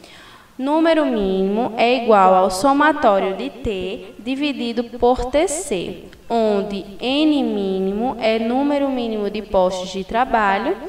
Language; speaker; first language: Portuguese; native; Portuguese